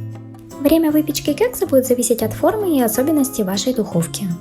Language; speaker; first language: Russian; native; Russian